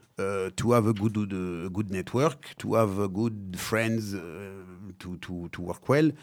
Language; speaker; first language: English; non-native, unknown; French